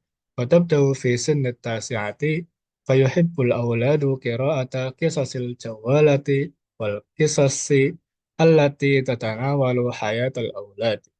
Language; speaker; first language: Arabic; non-native, learner; Indonesian